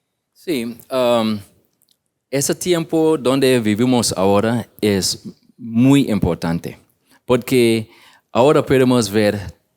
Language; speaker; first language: Spanish; non-native, learner; English